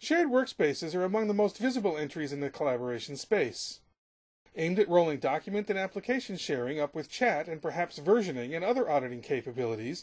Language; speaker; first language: English; native; English